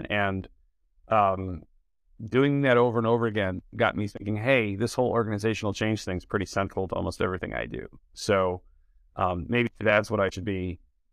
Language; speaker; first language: English; native; English